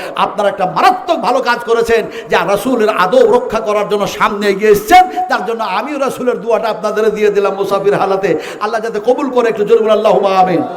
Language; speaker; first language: Bangla; non-native, local second language; Urdu